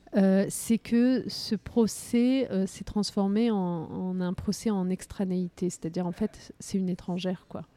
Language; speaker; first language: French; early bilingual, other home language; Riffian